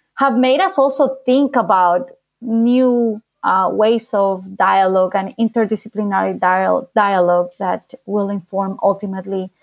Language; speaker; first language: English; non-native, fluent; Spanish